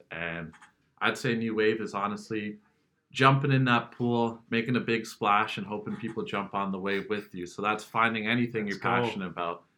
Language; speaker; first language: English; native; English